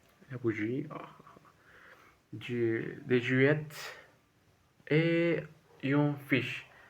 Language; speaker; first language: French; non-native, learner; Spanish